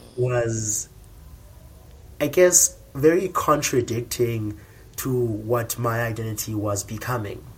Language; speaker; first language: English; non-native, local second language; Xhosa